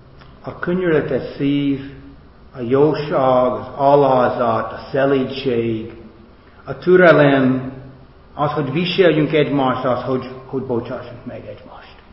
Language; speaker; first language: Hungarian; non-native, fluent; English